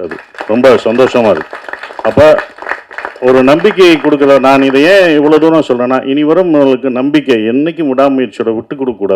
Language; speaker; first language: Tamil; native; Tamil